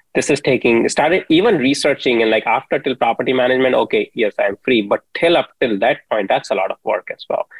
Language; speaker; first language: English; non-native, local second language; Hindi